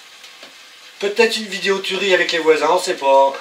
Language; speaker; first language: French; native; French